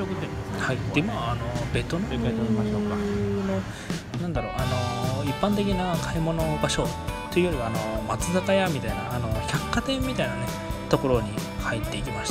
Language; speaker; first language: Japanese; native; Japanese